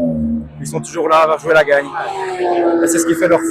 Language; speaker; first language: French; native; French